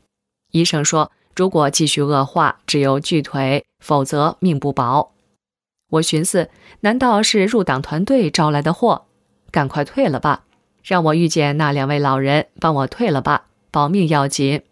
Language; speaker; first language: Chinese; native; Chinese